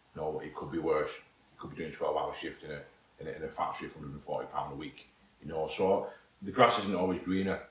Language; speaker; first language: English; native; English